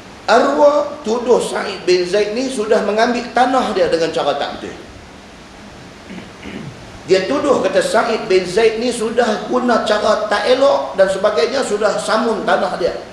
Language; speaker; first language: Malay; native; Malay